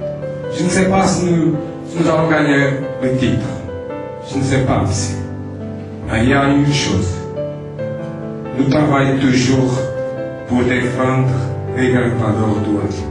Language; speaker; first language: French; non-native, fluent; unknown